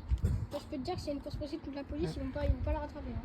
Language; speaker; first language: French; native; French